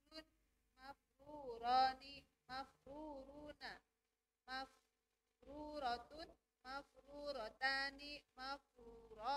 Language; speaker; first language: Arabic; non-native, learner; Indonesian